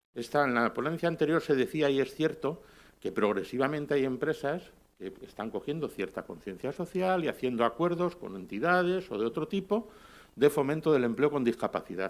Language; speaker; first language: Spanish; native; Spanish